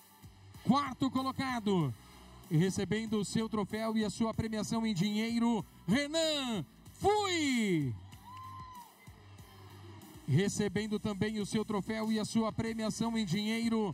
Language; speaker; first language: Portuguese; native; Portuguese